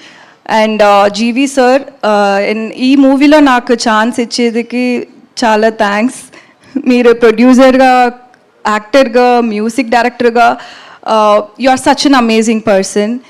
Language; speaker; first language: Telugu; non-native, local second language; Tamil